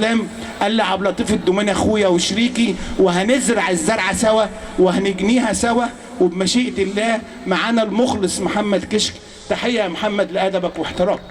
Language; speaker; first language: Arabic; native; Arabic